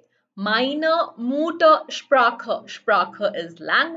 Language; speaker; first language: German; non-native, learner; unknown